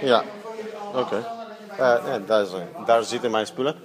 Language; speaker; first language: Dutch; non-native, fluent; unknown